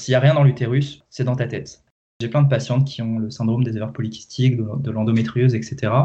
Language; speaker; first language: French; native; French